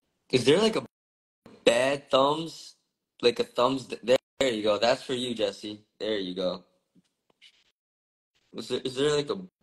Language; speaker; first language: English; early bilingual, other home language; Korean